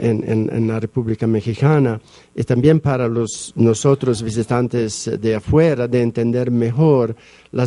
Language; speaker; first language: Spanish; non-native, fluent; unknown